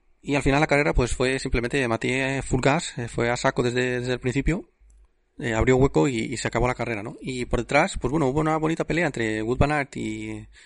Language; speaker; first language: Spanish; native; Spanish